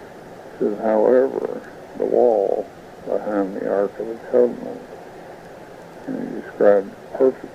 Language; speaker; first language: English; native; English